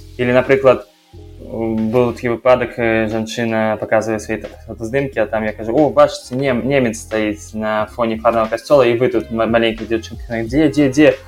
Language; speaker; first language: Belarusian; non-native, local second language; Russian